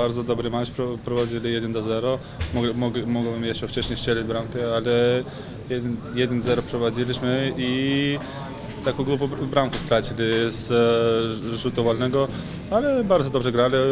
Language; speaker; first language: Polish; non-native, learner; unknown